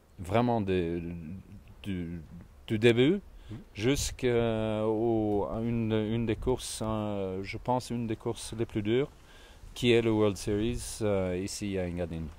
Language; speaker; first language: French; non-native, fluent; Swedish